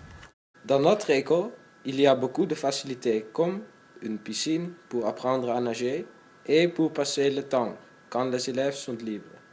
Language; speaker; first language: French; non-native, learner; Dutch